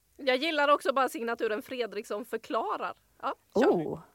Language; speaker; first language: Swedish; native; Swedish